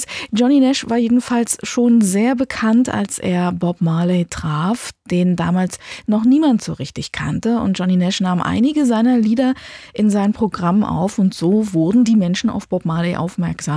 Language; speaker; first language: German; native; German